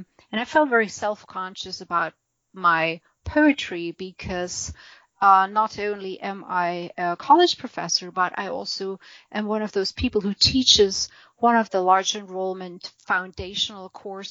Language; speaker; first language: English; non-native, fluent; German